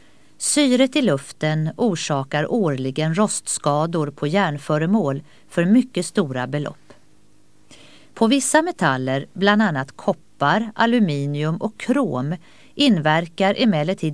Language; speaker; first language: Swedish; native; Swedish